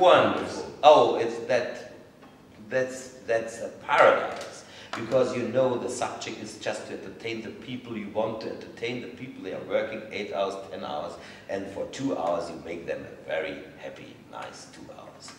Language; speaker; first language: English; non-native, fluent; German